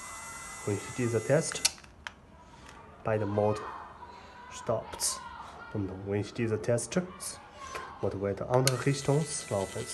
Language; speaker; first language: German; non-native, learner; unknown